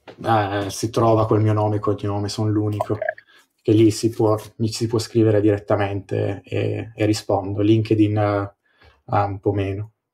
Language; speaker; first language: Italian; native; Italian